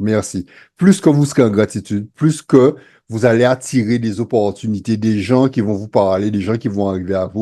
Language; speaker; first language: French; native; French